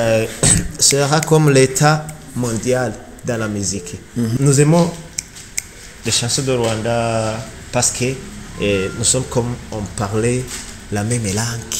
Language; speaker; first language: French; non-native, learner; Rundi